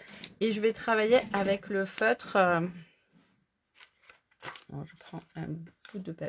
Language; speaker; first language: French; native; French